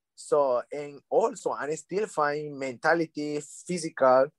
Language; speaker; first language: English; non-native, learner; Spanish